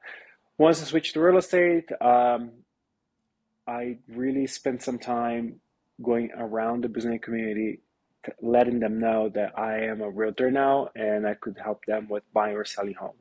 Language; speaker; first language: English; non-native, fluent; Portuguese